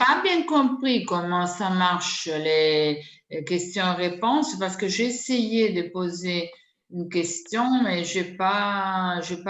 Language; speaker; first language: French; non-native, fluent; Italian